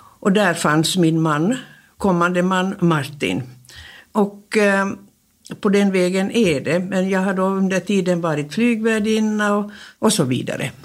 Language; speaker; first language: Swedish; native; Swedish